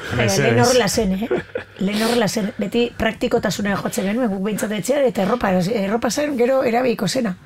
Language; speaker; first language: Basque; native; Basque